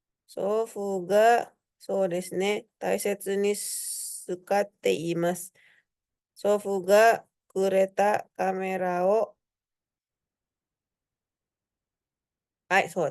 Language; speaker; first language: Japanese; non-native, fluent; Indonesian